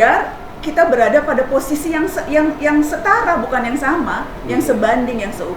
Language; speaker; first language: Indonesian; native; Indonesian